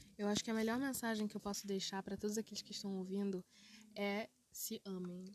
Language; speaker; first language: Portuguese; early bilingual, other home language; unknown